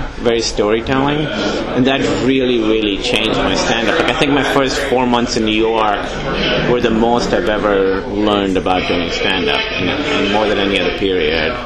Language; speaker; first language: English; non-native, local second language; Urdu